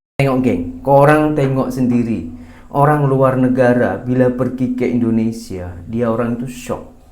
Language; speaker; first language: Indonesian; native; Indonesian